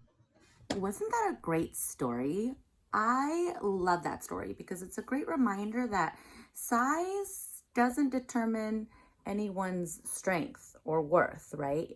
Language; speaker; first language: English; native; English